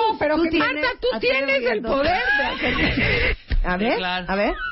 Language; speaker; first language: Spanish; native; Spanish